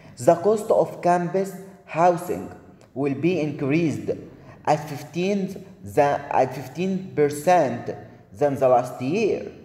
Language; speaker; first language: English; non-native, learner; Arabic